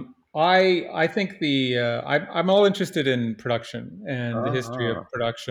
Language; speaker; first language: English; native; English